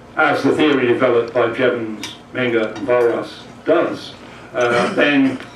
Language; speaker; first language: English; native; English